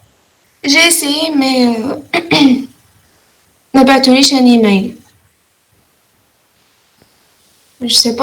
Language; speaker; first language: French; non-native, local second language; Arabic